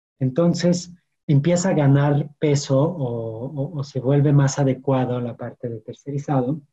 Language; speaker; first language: Spanish; non-native, fluent; French